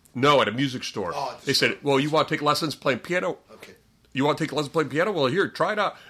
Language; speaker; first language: English; native; English